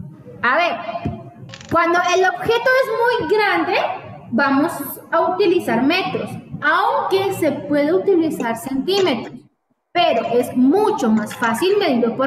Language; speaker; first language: Spanish; native; Spanish